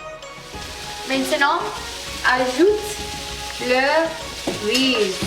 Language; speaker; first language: French; non-native, learner; English